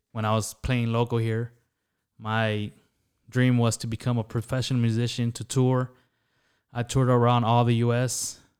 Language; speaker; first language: English; early bilingual, other home language; Spanish